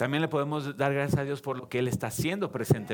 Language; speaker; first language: Spanish; native; Spanish